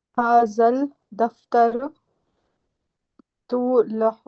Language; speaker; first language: Arabic; non-native, learner; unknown